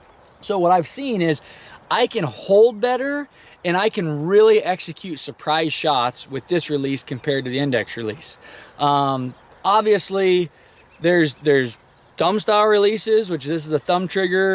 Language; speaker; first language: English; native; English